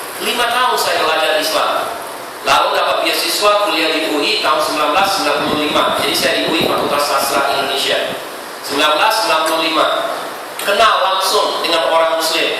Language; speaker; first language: Indonesian; non-native, fluent; English